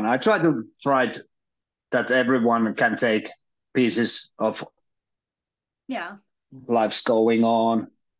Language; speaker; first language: English; non-native, learner; Finnish